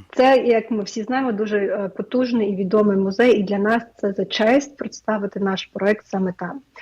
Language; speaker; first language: Ukrainian; native; Ukrainian